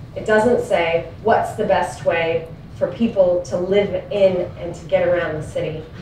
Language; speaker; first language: English; native; English